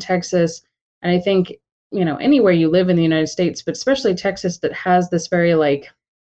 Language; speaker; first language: English; native; English